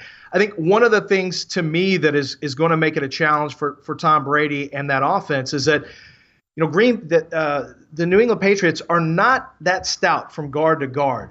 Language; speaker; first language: English; native; English